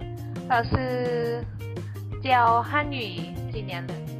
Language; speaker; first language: Chinese; non-native, learner; Thai